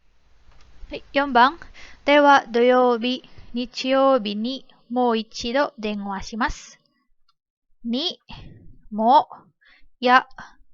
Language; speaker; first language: Japanese; non-native, fluent; Filipino